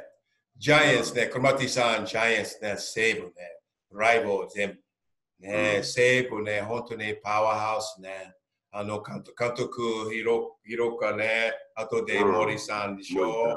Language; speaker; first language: Japanese; non-native, learner; English